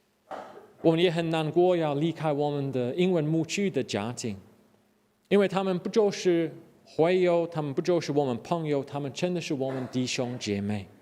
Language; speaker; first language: Chinese; non-native, fluent; English